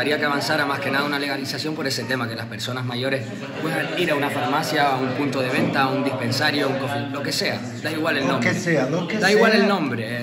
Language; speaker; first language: Spanish; native; Spanish